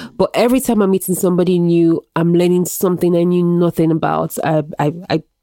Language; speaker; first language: English; non-native, local second language; Yoruba